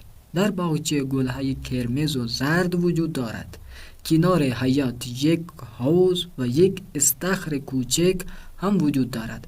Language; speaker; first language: Persian; non-native, fluent; Urdu